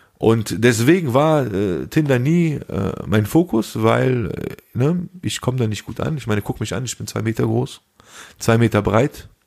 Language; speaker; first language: German; early bilingual, other home language; Turkish